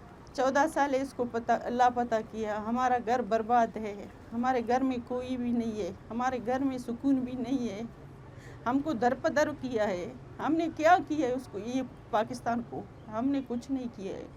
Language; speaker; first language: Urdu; non-native, local second language; Baluchi